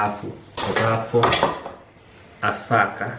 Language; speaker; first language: Spanish; early bilingual, heritage; Spanish